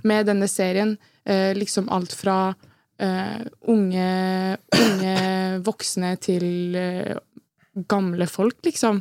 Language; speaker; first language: Norwegian; early bilingual, other home language; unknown